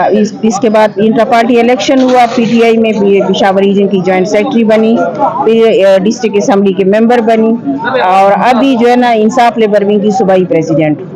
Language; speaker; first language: Urdu; non-native, local second language; Pashto